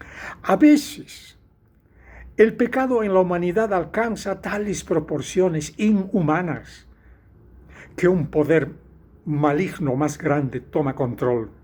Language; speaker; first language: Spanish; native; Spanish